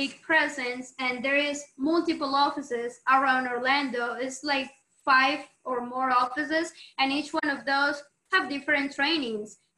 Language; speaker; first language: English; non-native, fluent; Spanish